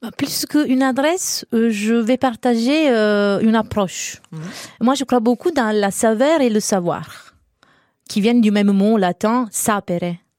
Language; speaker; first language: French; non-native, fluent; Italian